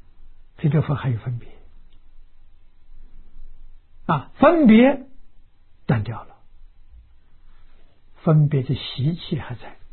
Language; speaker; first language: Chinese; native; Chinese